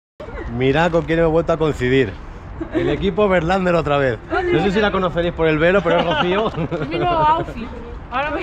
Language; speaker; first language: Spanish; native; Spanish